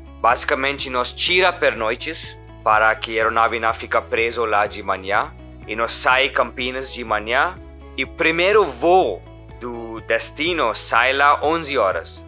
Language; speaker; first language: Portuguese; non-native, learner; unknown